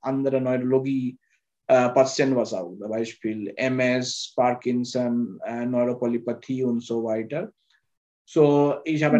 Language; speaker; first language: German; non-native, learner; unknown